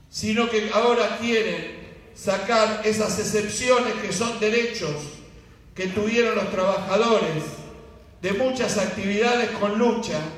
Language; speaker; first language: Spanish; native; Spanish